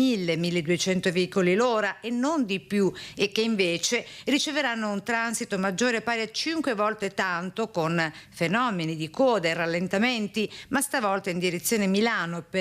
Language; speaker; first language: Italian; native; Italian